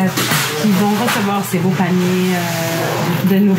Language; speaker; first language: French; native; French